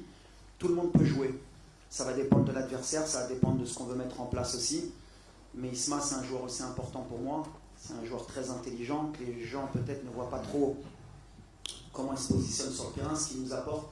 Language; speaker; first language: French; native; French